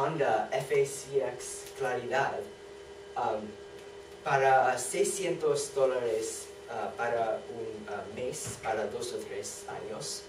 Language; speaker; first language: Spanish; non-native, learner; English